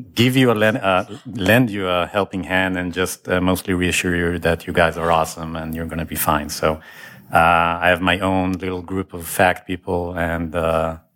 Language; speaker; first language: English; non-native, fluent; Hebrew